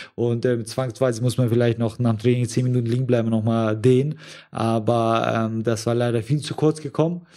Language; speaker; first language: German; early bilingual, other home language; Russian